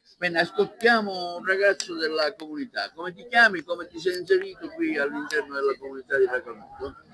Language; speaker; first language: Italian; native; Italian